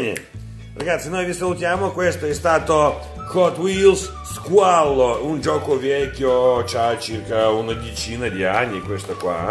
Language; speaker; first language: Italian; non-native, fluent; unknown